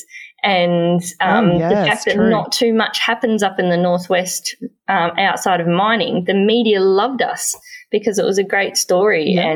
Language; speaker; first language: English; native; English